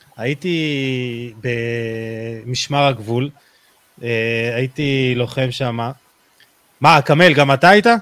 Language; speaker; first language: Hebrew; native; Hebrew